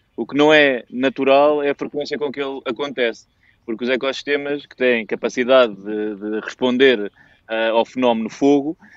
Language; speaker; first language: Portuguese; native; Portuguese